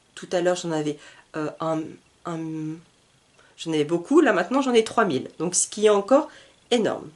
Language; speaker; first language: French; native; French